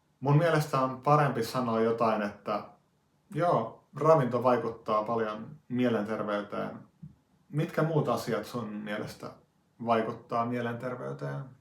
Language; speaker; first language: Finnish; native; Finnish